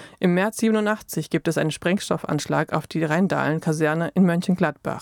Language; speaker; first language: German; native; German